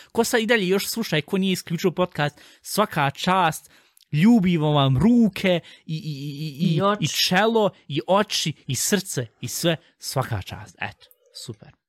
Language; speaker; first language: Bosnian; early bilingual, heritage; Bosnian